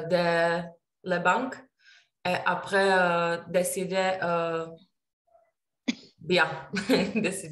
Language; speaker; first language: French; non-native, learner; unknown